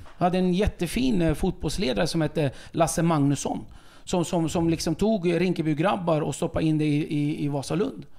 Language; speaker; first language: Swedish; early bilingual, other home language; Kurdish